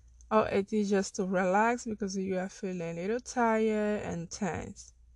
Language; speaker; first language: English; non-native, fluent; Portuguese